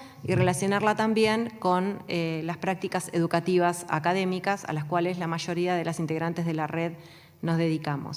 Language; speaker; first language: Spanish; native; Spanish